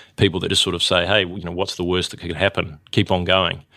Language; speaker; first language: English; native; English